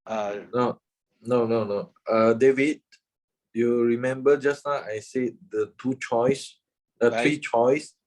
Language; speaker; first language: English; non-native, fluent; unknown